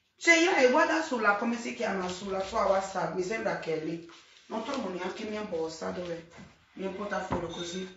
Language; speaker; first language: Italian; non-native, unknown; Bini